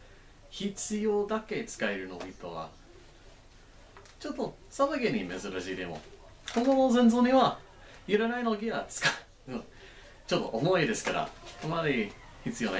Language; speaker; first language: Japanese; non-native, learner; English